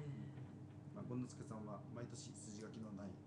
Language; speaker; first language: Japanese; native; Japanese